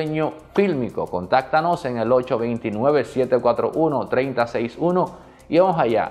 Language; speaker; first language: Spanish; native; Spanish